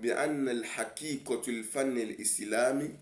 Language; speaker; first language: Arabic; non-native, learner; Yoruba